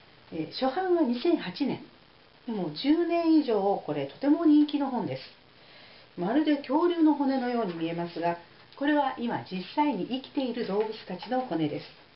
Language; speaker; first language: Japanese; native; Japanese